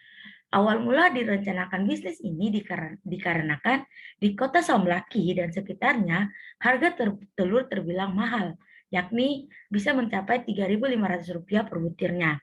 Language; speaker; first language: Indonesian; native; Indonesian